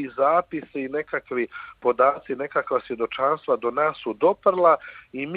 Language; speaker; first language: Croatian; native; Croatian